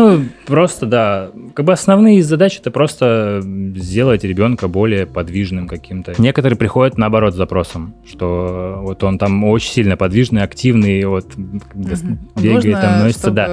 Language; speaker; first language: Russian; native; Russian